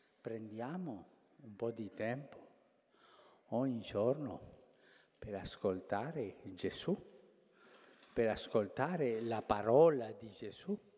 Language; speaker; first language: Italian; non-native, fluent; Spanish